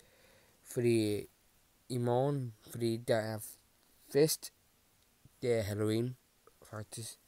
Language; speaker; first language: Danish; non-native, learner; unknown